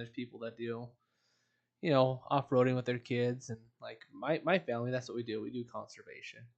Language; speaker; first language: English; native; English